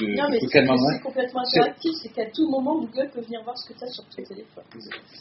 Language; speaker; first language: French; native; French